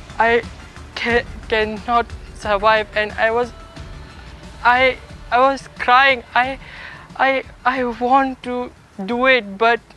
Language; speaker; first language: English; non-native, local second language; Malay